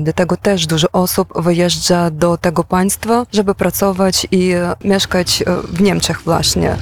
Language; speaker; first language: Polish; non-native, fluent; Ukrainian